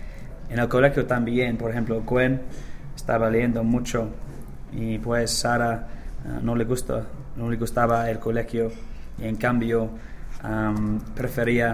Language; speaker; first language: Spanish; non-native, learner; English